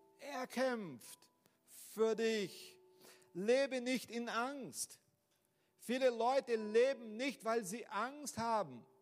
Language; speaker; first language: German; non-native, fluent; Portuguese